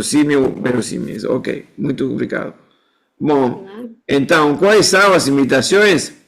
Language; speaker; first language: Portuguese; non-native, fluent; Spanish